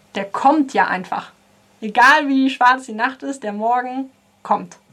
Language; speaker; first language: German; native; German